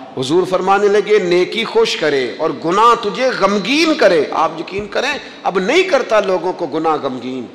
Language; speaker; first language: Urdu; non-native, local second language; Punjabi